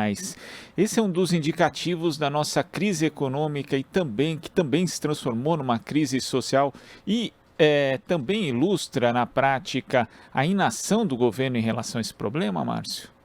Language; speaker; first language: Portuguese; native; Portuguese